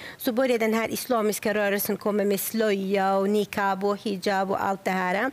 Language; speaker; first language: Swedish; non-native, fluent; Kurdish